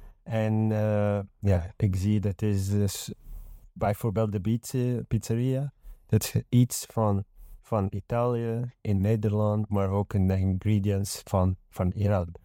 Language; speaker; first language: Dutch; non-native, learner; Arabic